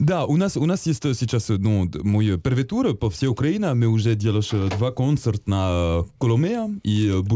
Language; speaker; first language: Russian; non-native, learner; French